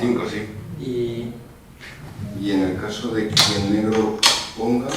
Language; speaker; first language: Spanish; native; Spanish